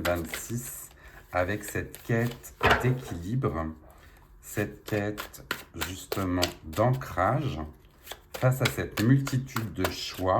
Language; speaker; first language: French; native; French